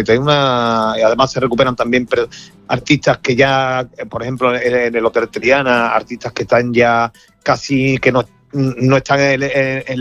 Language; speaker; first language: Spanish; native; Spanish